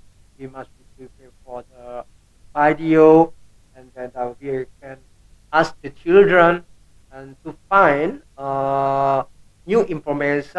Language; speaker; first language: English; non-native, learner; Indonesian